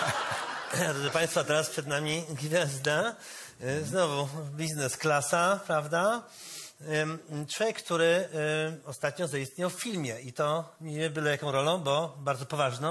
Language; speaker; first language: Polish; native; Polish